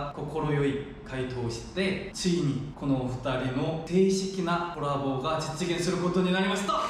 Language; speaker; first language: Japanese; non-native, fluent; Korean